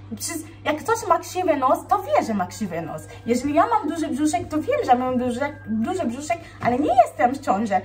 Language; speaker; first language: Polish; non-native, fluent; Swahili